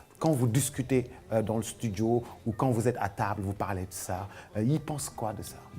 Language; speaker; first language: French; non-native, local second language; Wolof